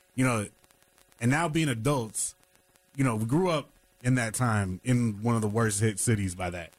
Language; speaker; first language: English; native; English